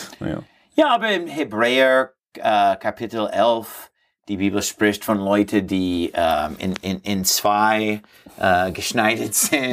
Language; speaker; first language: German; non-native, learner; English